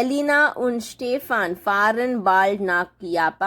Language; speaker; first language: German; non-native, fluent; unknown